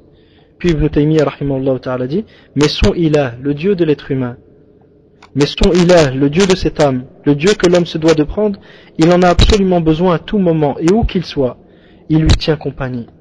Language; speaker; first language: French; native; French